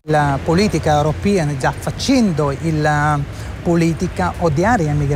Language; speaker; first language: Italian; non-native, learner; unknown